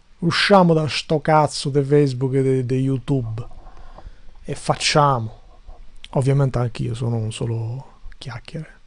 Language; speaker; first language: Italian; non-native, fluent; Albanian